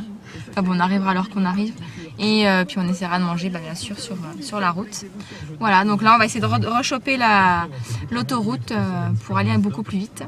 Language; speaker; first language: French; native; French